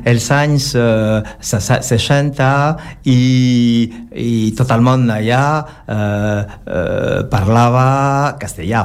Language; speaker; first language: Catalan; non-native, learner; French